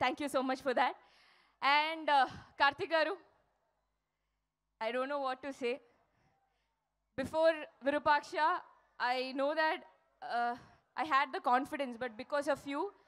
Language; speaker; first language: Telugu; non-native, fluent; Malayalam